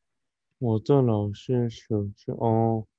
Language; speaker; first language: Chinese; non-native, learner; Korean